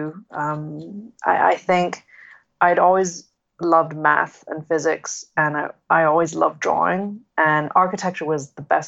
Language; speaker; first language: English; non-native, local second language; Cantonese